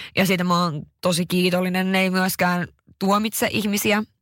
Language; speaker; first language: Finnish; early bilingual, heritage; Finnish